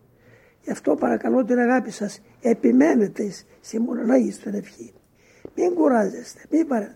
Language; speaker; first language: Greek; native; Greek